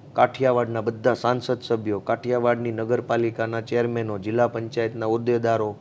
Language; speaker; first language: Gujarati; native; Gujarati